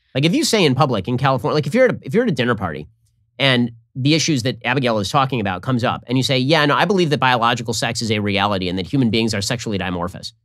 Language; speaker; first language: English; native; English